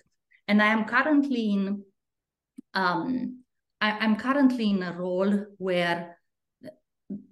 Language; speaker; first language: English; non-native, fluent; Romanian